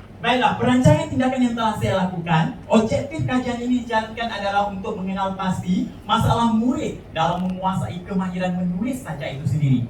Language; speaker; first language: Malay; native; Malay